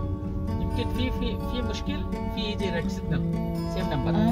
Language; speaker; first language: Arabic; non-native, learner; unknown